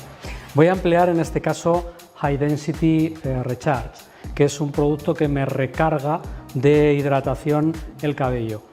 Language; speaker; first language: Spanish; native; Spanish